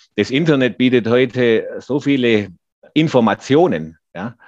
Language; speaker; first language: German; native; German